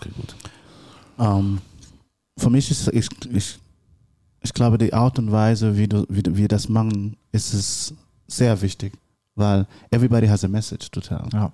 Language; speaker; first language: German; non-native, learner; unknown